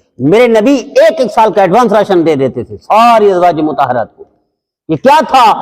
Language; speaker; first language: Urdu; non-native, local second language; Punjabi